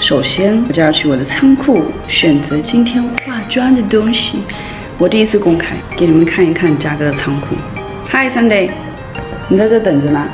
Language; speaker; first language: Chinese; native; Chinese